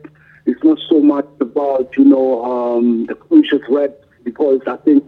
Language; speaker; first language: English; non-native, local second language; Tswana